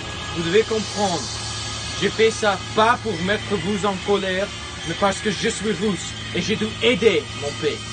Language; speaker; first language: French; non-native, learner; English